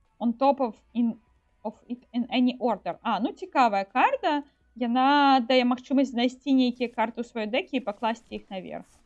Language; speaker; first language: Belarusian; non-native, local second language; Russian